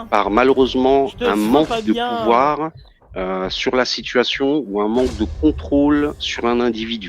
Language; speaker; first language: French; native; French